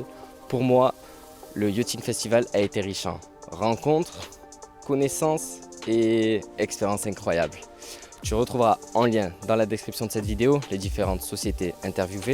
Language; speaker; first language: French; native; French